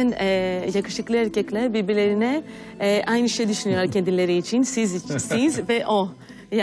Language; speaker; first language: Turkish; non-native, fluent; Greek